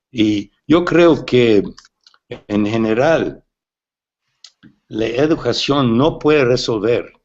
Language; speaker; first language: Spanish; non-native, fluent; English